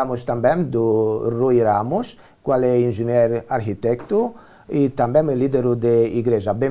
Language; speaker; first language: Portuguese; non-native, learner; Romanian